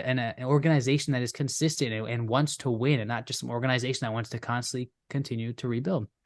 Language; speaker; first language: English; native; English